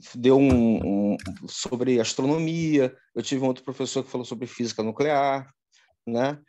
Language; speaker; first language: Portuguese; native; Portuguese